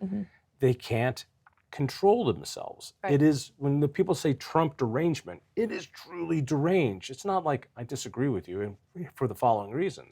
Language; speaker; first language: English; native; English